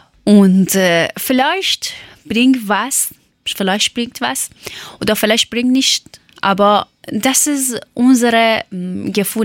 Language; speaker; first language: German; non-native, learner; Persian